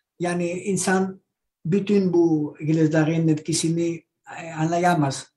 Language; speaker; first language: Turkish; non-native, learner; Greek